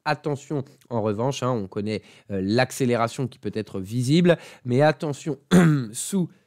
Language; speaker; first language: French; native; French